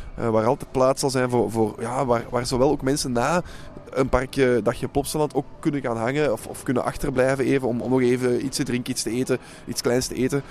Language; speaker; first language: Dutch; native; Dutch